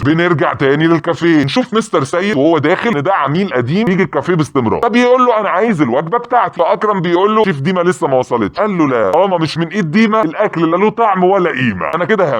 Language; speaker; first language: Arabic; native; Arabic